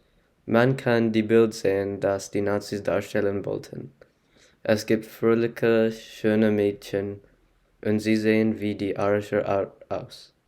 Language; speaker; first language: German; non-native, learner; English